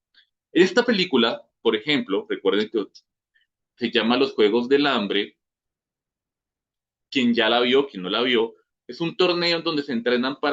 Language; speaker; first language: Spanish; native; Spanish